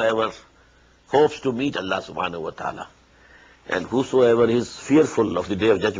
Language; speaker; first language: English; non-native, local second language; Urdu